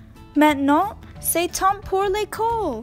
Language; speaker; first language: French; non-native, learner; English